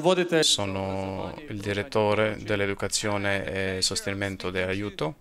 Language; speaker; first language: Italian; non-native, fluent; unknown